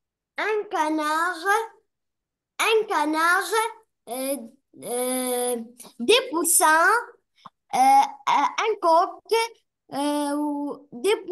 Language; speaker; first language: French; non-native, learner; Arabic